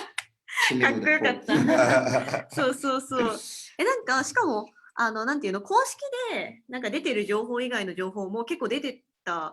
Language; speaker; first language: Japanese; native; Japanese